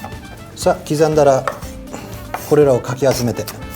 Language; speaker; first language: Japanese; native; Japanese